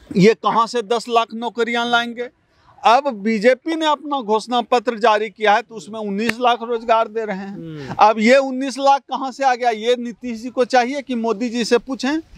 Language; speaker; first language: Hindi; native; Hindi